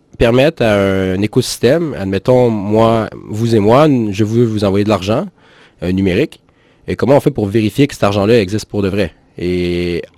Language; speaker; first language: French; native; French